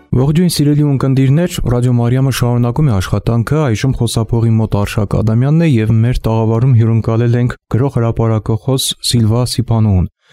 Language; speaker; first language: Armenian; native; Armenian